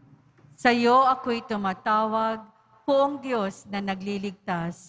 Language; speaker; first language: Filipino; native; Filipino